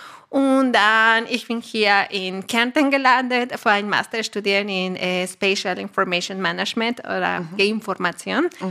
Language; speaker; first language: German; non-native, fluent; Spanish